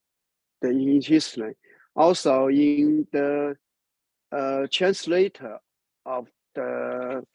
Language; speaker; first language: English; non-native, learner; Chinese